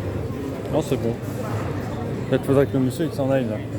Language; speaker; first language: French; native; French